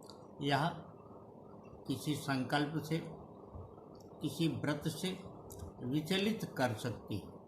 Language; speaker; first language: Hindi; native; Hindi